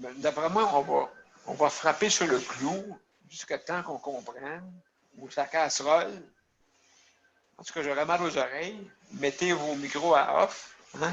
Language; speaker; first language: French; native; French